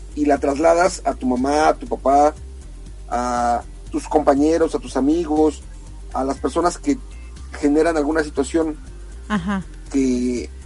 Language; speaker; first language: Spanish; native; Spanish